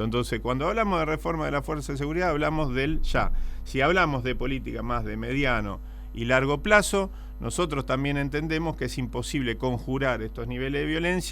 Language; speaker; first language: Spanish; native; Spanish